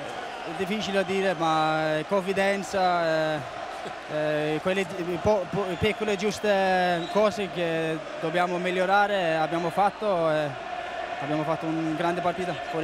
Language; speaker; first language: Italian; non-native, learner; Icelandic